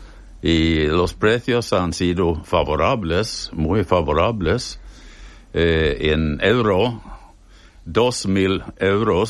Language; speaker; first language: Spanish; non-native, fluent; Swedish